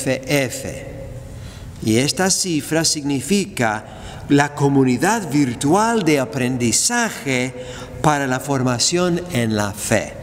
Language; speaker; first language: Spanish; non-native, fluent; English